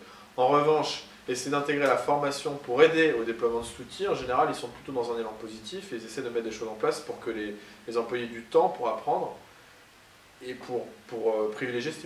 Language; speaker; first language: French; native; French